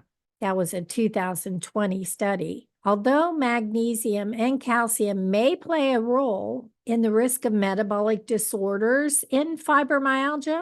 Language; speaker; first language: English; native; English